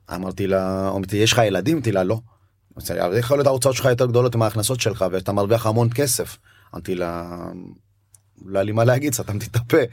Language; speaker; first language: Hebrew; early bilingual, other home language; Amharic